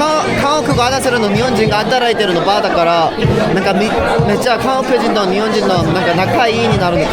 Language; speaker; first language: Japanese; non-native, learner; Korean